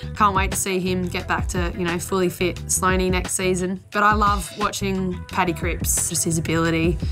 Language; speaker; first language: English; native; English